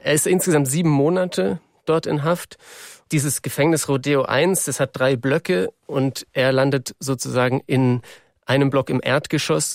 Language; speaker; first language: German; native; German